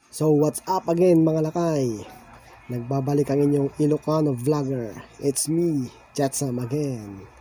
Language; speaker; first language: Filipino; non-native, local second language; Iloko